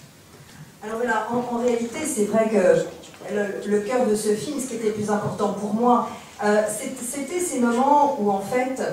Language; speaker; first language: French; native; French